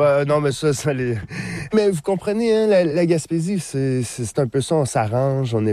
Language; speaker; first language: French; native; French